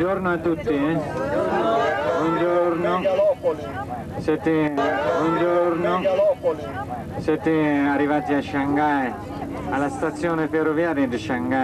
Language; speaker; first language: Italian; non-native, fluent; Chinese